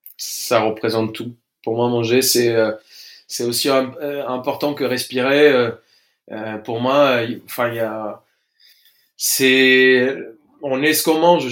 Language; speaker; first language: French; non-native, fluent; Spanish